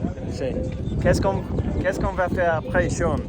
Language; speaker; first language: French; non-native, learner; English